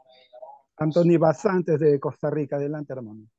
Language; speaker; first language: Spanish; native; Spanish